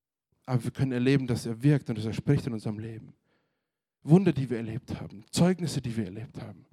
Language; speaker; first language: German; native; German